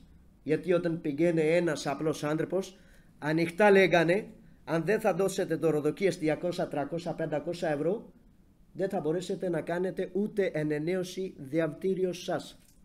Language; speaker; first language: Greek; non-native, fluent; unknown